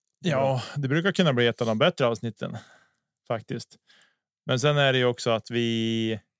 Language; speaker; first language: Swedish; native; Swedish